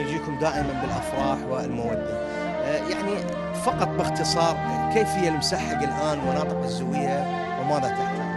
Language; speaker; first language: Arabic; native; Arabic